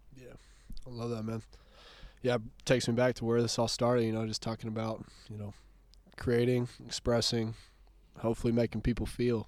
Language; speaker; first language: English; native; English